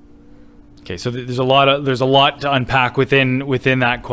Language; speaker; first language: English; native; English